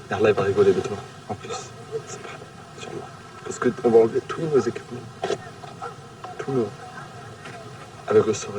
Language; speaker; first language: French; native; French